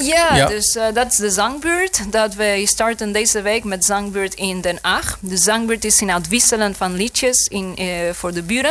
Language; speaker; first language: Dutch; non-native, learner; Spanish